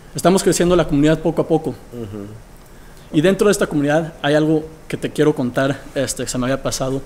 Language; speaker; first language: Spanish; early bilingual, heritage; Spanish